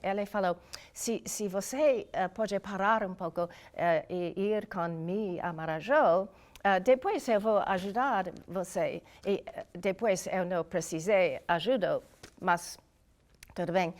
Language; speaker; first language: Portuguese; non-native, fluent; English